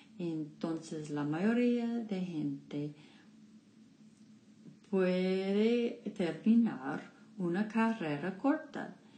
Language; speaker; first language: Spanish; non-native, learner; English